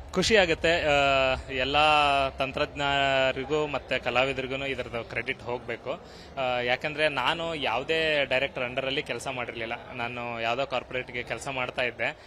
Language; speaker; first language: Kannada; native; Kannada